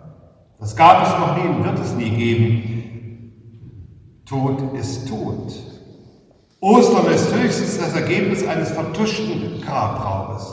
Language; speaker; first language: German; native; German